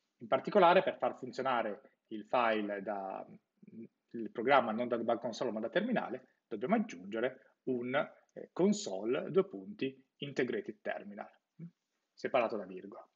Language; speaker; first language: Italian; native; Italian